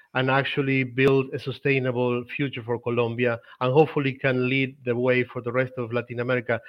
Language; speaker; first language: English; non-native, fluent; Spanish